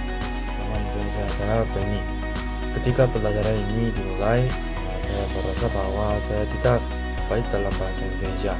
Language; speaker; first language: Indonesian; non-native, learner; Korean